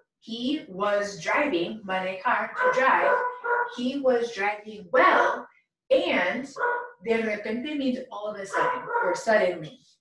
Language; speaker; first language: English; native; English